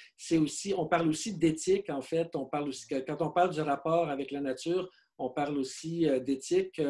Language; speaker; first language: French; native; French